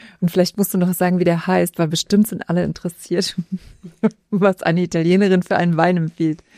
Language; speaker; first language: German; native; German